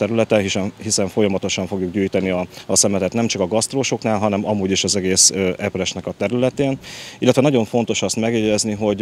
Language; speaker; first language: Hungarian; native; Hungarian